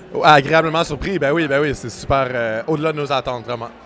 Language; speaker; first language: French; native; French